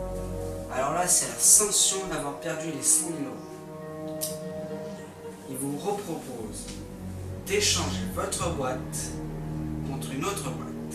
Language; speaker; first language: French; native; French